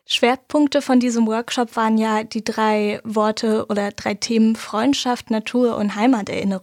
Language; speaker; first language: German; native; German